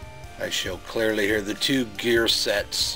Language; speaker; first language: English; native; English